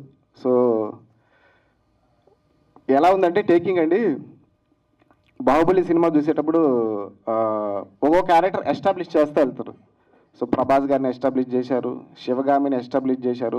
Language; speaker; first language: Telugu; native; Telugu